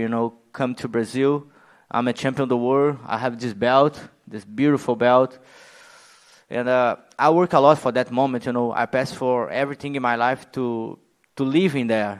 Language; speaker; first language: English; non-native, learner; Portuguese